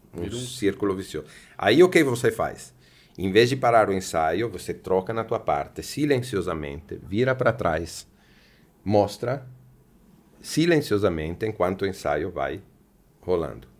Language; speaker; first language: Portuguese; non-native, fluent; Italian